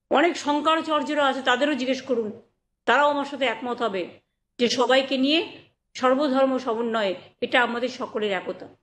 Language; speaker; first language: Bangla; native; Bangla